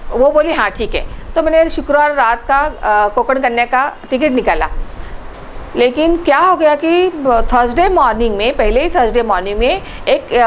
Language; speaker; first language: Hindi; non-native, local second language; Marathi